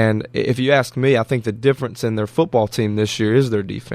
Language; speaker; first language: English; native; English